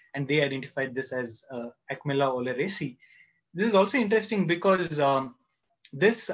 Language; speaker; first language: English; non-native, local second language; Kannada